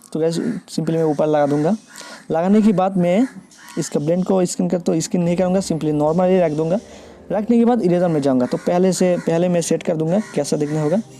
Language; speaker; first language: Hindi; non-native, local second language; Bangla